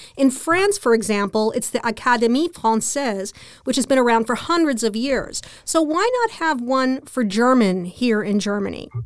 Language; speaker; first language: English; native; English